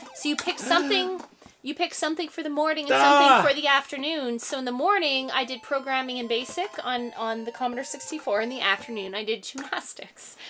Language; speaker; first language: English; native; English